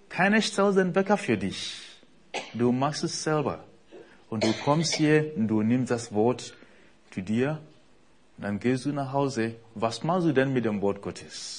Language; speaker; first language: German; non-native, fluent; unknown